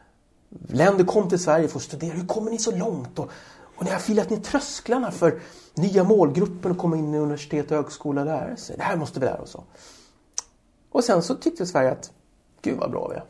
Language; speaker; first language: Swedish; native; Swedish